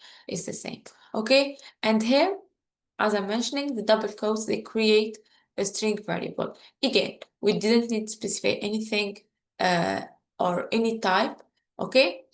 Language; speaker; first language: English; non-native, fluent; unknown